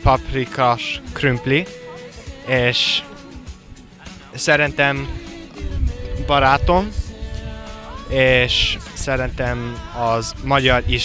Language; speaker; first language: Hungarian; non-native, learner; English